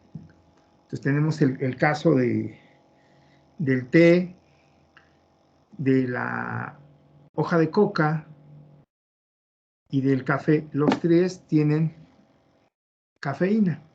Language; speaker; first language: Spanish; native; Spanish